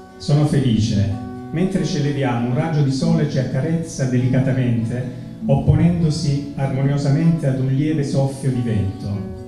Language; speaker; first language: Italian; native; Italian